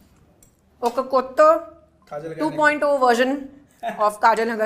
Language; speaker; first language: Telugu; non-native, learner; Hindi